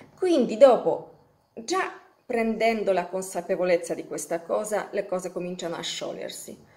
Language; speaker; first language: Italian; non-native, fluent; Polish